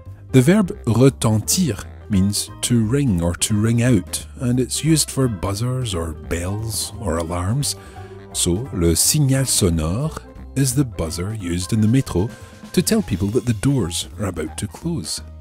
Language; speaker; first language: English; native; English